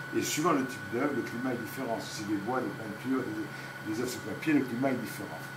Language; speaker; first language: French; native; French